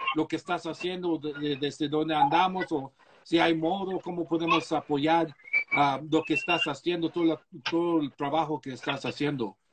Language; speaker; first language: Spanish; early bilingual, heritage; Spanish